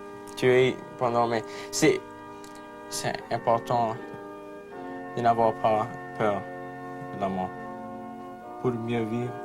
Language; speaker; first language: French; non-native, local second language; English